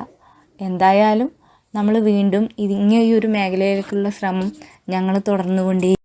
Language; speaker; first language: Malayalam; native; Malayalam